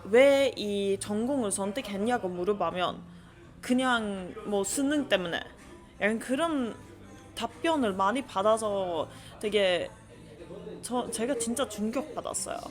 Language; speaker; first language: Korean; non-native, fluent; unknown